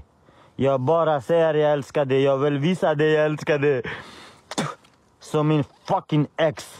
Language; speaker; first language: Swedish; non-native, learner; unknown